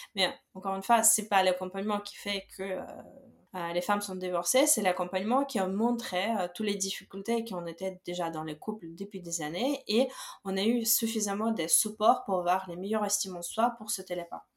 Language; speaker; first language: French; non-native, fluent; Russian